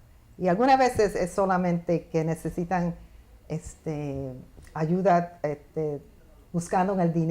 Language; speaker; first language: Spanish; early bilingual, heritage; Spanish